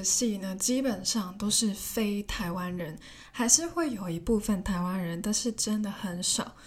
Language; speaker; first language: Chinese; non-native, local second language; Cantonese